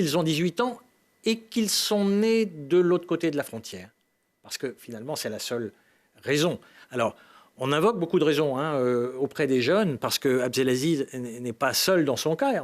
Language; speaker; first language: French; native; French